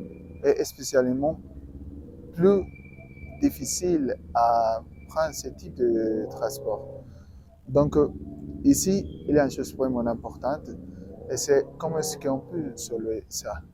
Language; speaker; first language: French; non-native, learner; Spanish